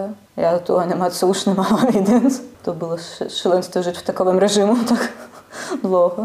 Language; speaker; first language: Czech; non-native, learner; Russian